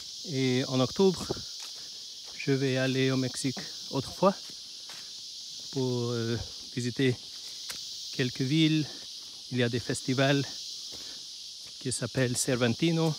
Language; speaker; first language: French; non-native, learner; Chinese